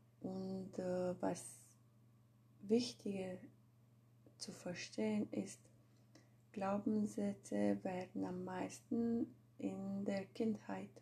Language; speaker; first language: German; non-native, fluent; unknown